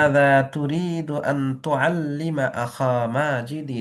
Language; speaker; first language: Arabic; non-native, fluent; Bangla